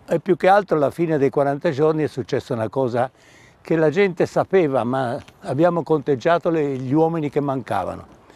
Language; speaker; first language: Italian; native; Italian